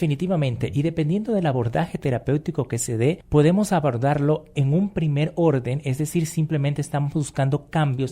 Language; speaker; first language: Spanish; native; Spanish